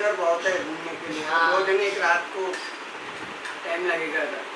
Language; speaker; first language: Hindi; non-native, local second language; Malayalam